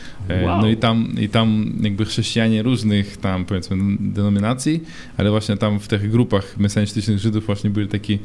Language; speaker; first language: Polish; non-native, fluent; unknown